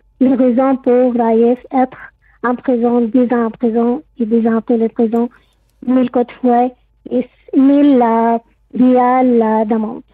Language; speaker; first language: French; non-native, learner; Arabic